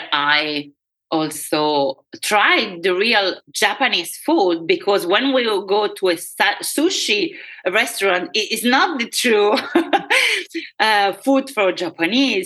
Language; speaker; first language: English; non-native, fluent; Italian